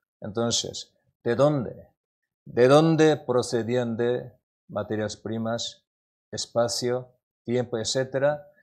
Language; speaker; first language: Spanish; non-native, learner; Korean